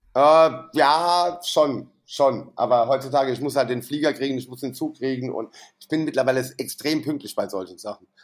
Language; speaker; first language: German; native; German